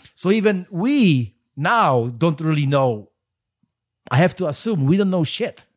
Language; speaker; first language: English; non-native, fluent; Polish